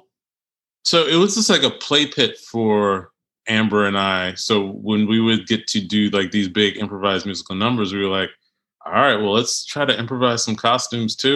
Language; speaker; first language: English; native; English